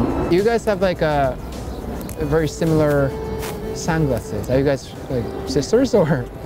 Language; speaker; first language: English; non-native, fluent; Japanese